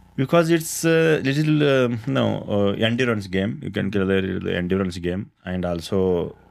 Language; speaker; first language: English; non-native, local second language; Kannada